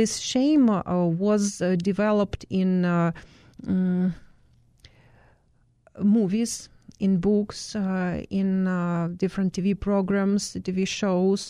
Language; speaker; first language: English; non-native, fluent; Ukrainian